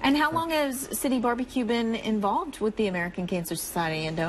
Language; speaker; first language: English; native; English